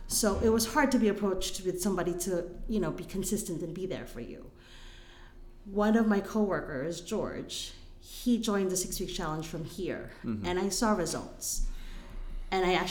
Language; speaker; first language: English; non-native, local second language; Filipino